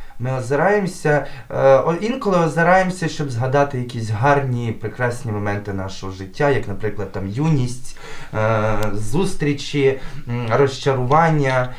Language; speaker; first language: Ukrainian; native; Ukrainian